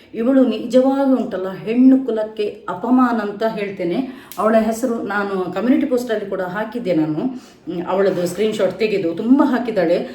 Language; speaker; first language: Kannada; non-native, local second language; Tulu